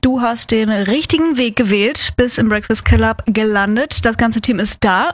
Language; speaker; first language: German; native; German